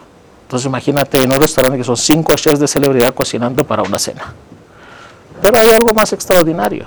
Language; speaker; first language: Spanish; non-native, fluent; Greek